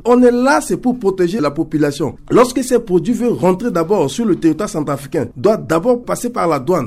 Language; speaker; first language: French; non-native, local second language; Sango